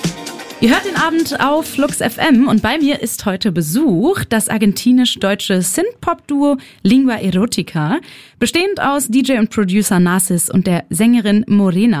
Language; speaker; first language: German; native; German